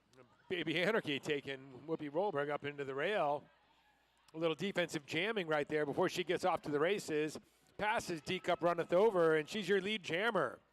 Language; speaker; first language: English; native; English